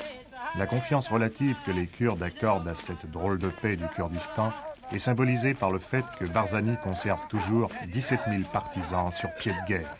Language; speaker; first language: French; native; French